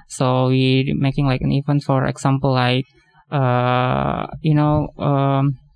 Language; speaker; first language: English; non-native, fluent; Indonesian